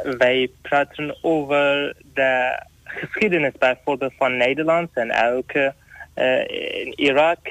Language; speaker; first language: Dutch; non-native, learner; Arabic